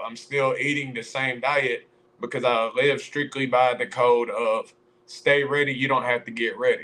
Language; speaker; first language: English; native; English